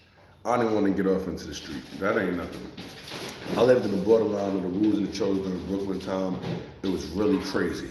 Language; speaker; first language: English; native; English